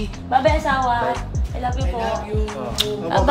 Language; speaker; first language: Filipino; native; Filipino